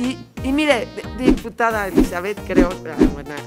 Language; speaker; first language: Spanish; native; Spanish